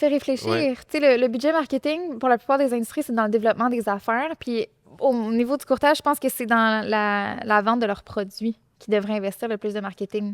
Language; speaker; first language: French; native; French